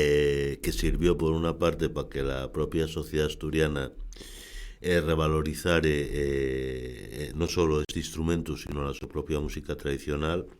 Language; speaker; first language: Spanish; native; Spanish